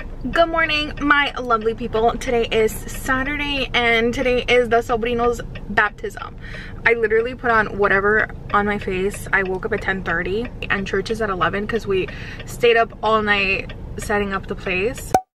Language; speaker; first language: English; early bilingual, other home language; Spanish